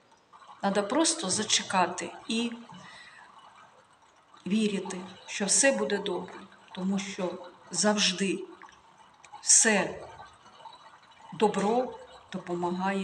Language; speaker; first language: Ukrainian; non-native, local second language; Russian